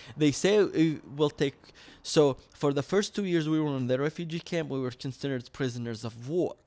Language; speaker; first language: English; early bilingual, other home language; Arabic